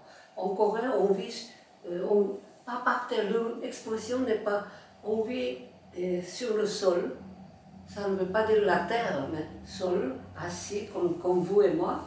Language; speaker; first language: French; non-native, fluent; Korean